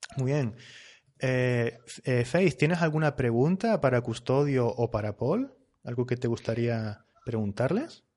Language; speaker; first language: Spanish; native; Spanish